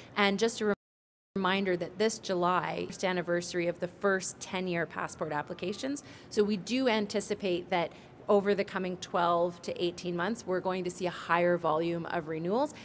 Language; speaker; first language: English; native; English